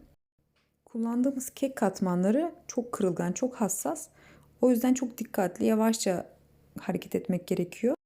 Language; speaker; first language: Turkish; native; Turkish